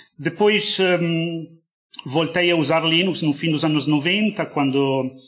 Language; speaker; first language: Portuguese; non-native, fluent; Italian